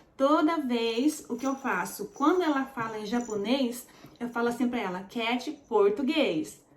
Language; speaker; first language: Portuguese; early bilingual, heritage; Portuguese